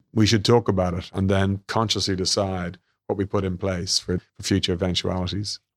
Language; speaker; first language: English; native; English